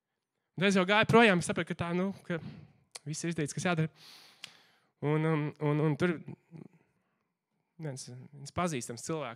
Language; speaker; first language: Latvian; native; Latvian